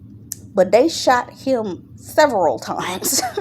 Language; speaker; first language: English; native; English